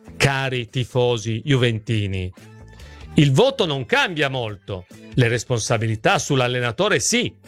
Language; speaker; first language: Italian; native; Italian